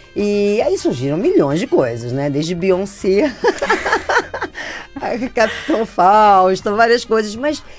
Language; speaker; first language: Portuguese; native; Portuguese